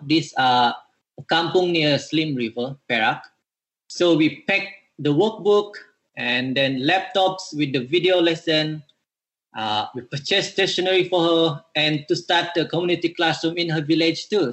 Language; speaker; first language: English; non-native, local second language; Malay